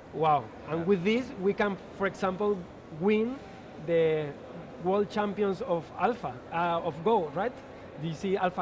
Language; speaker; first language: English; non-native, fluent; Spanish